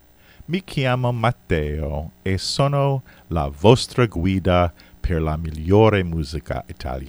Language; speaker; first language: Italian; non-native, learner; English